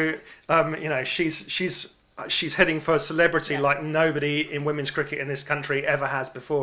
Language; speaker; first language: English; native; English